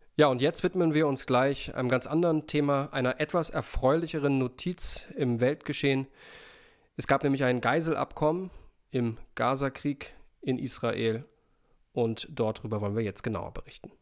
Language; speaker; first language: German; native; German